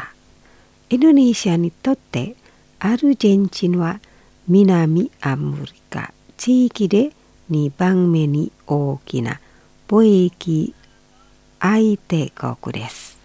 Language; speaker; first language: Japanese; non-native, fluent; Indonesian